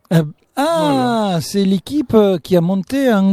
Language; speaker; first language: French; native; French